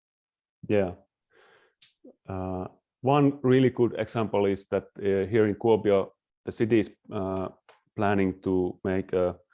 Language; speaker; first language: English; non-native, fluent; Finnish